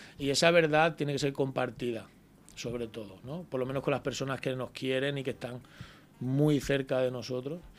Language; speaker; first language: Spanish; native; Spanish